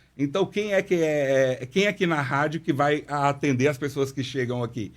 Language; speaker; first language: Portuguese; non-native, local second language; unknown